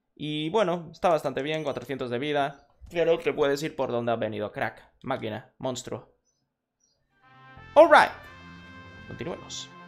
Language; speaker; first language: Spanish; native; Spanish